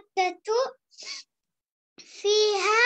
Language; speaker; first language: Arabic; native; Arabic